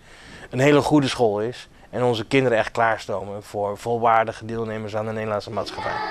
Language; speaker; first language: Dutch; native; Dutch